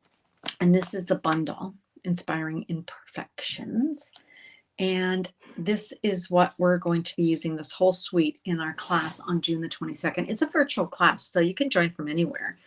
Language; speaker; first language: English; native; English